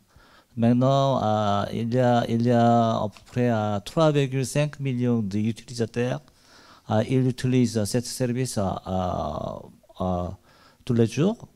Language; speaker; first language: French; non-native, learner; Korean